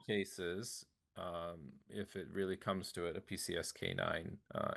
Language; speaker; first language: English; native; English